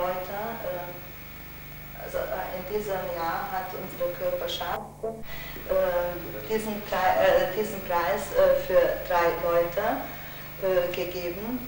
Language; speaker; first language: German; non-native, local second language; Hungarian